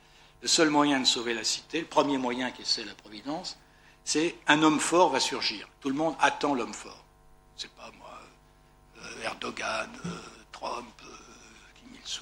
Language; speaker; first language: French; native; French